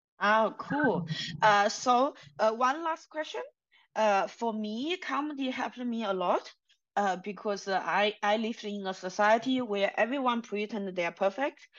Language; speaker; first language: English; non-native, fluent; Chinese